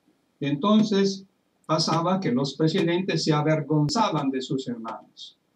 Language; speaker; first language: Spanish; non-native, fluent; Italian